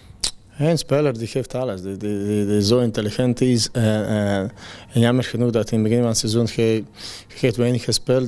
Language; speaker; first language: Dutch; non-native, fluent; Croatian